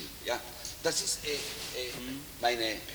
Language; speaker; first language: German; non-native, fluent; Italian